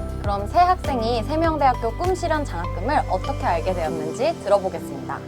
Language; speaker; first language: Korean; native; Korean